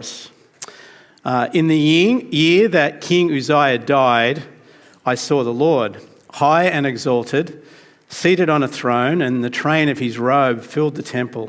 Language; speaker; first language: English; native; English